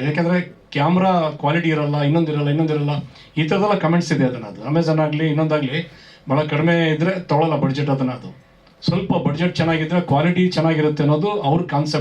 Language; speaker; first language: Kannada; native; Kannada